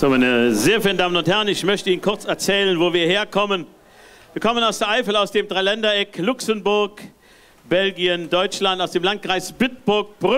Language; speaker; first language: German; native; German